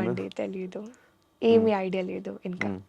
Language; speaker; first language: Telugu; non-native, learner; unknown